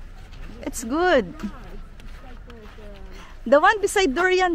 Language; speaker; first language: English; non-native, fluent; Cebuano